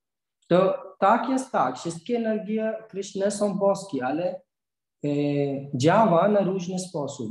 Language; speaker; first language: Polish; non-native, learner; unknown